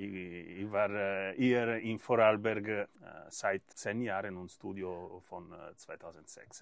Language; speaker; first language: German; non-native, learner; Italian